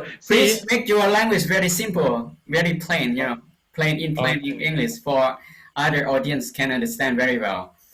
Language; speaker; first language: English; non-native, fluent; Lao